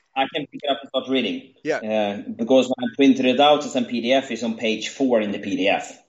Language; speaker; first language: English; non-native, fluent; Swedish